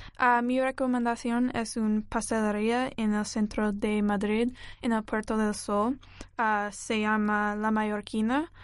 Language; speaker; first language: Spanish; non-native, learner; English